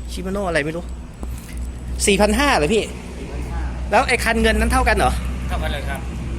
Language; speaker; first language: Thai; native; Thai